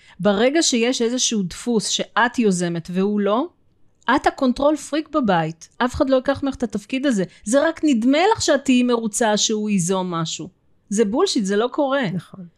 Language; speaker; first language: Hebrew; early bilingual, other home language; Russian